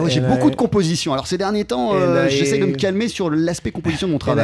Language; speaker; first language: French; native; French